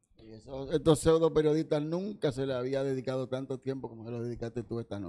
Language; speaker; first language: Spanish; native; Spanish